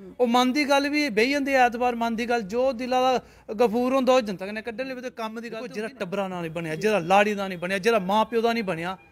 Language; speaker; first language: Punjabi; non-native, local second language; Dogri